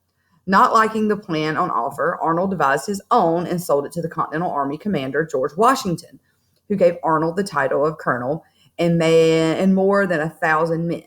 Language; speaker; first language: English; native; English